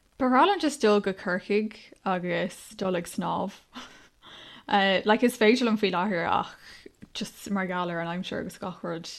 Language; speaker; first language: Irish; non-native, local second language; English